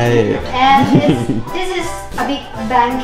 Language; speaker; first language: English; non-native, learner; Thai